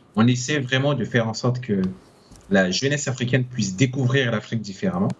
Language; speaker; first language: French; non-native, local second language; Sango